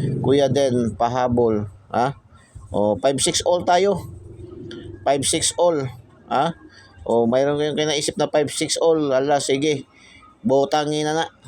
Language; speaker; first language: Filipino; non-native, local second language; Cebuano